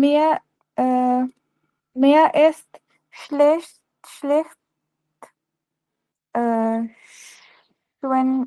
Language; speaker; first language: German; non-native, learner; Urdu